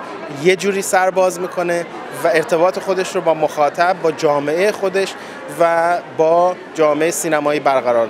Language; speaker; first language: Persian; native; Persian